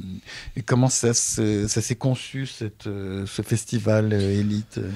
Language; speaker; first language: French; native; French